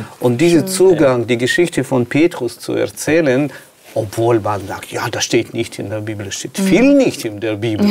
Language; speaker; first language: German; non-native, fluent; Russian